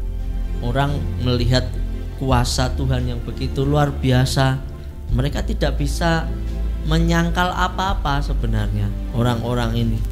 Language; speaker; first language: Indonesian; native; Indonesian